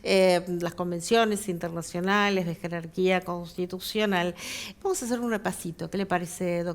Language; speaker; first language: Spanish; native; Spanish